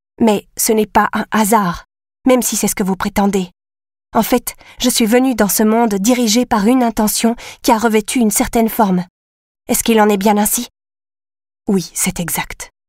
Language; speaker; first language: French; native; French